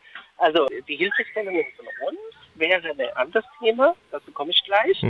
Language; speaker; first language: German; non-native, fluent; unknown